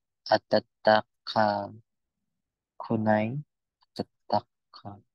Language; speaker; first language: Japanese; non-native, learner; Filipino